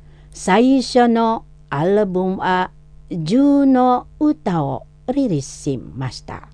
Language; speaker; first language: Japanese; non-native, learner; Indonesian